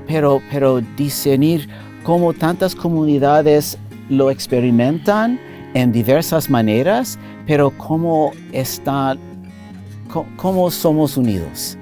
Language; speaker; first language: Spanish; non-native, fluent; English